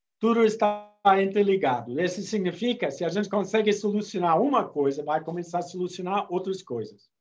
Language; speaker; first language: Portuguese; non-native, fluent; English